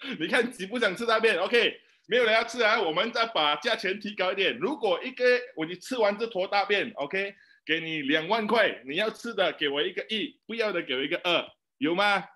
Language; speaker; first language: Chinese; native; Chinese